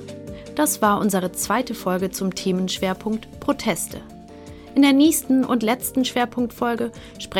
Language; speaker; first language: German; native; German